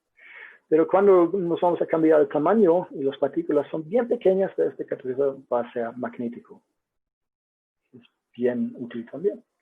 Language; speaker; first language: Spanish; non-native, learner; German